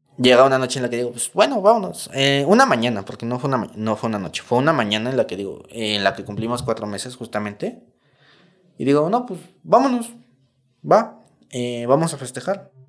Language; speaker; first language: Spanish; native; Spanish